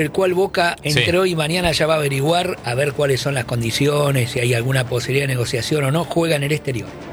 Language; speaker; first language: Spanish; native; Spanish